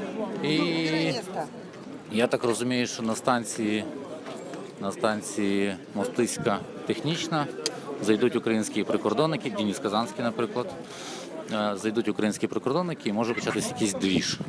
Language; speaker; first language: Ukrainian; native; Ukrainian